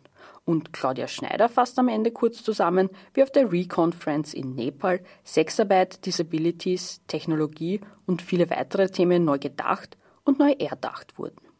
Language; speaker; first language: German; native; German